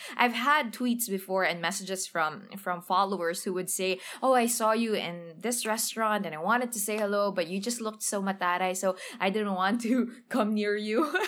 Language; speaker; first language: English; non-native, local second language; Filipino